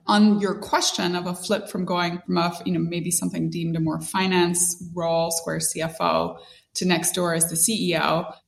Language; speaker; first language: English; native; English